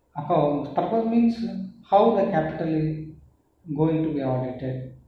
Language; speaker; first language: English; non-native, local second language; Kannada